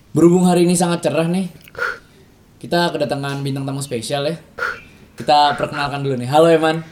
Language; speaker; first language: Indonesian; native; Indonesian